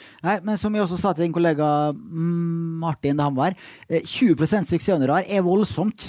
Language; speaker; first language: Norwegian; native; Norwegian